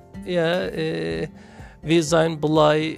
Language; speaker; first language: Dutch; non-native, learner; Turkish